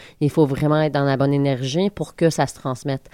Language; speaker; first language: French; native; French